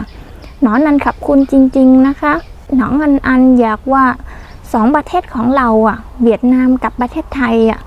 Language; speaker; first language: Thai; non-native, learner; Vietnamese